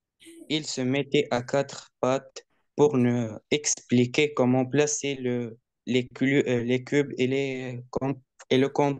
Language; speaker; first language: French; non-native, learner; Arabic